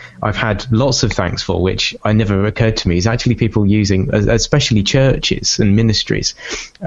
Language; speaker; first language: English; native; English